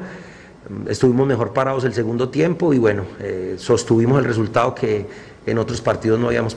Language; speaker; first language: Spanish; native; Spanish